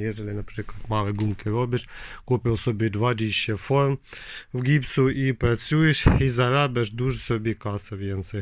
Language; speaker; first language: Polish; non-native, learner; Ukrainian